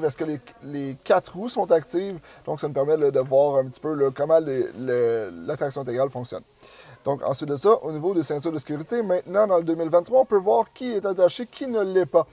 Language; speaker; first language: French; native; French